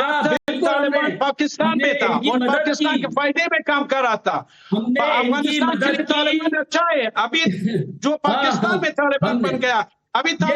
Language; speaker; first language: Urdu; non-native, learner; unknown